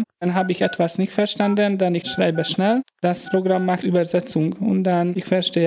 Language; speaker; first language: German; non-native, learner; Hungarian